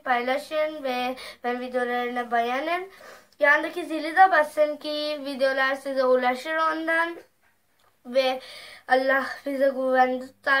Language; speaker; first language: Turkish; non-native, fluent; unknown